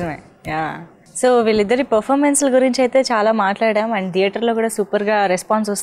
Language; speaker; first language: Telugu; native; Telugu